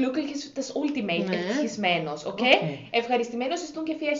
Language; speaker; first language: German; non-native, fluent; Greek